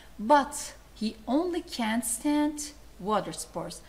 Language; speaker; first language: English; non-native, fluent; Turkish